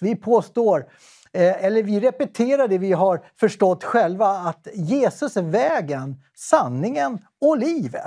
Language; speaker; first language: Swedish; native; Swedish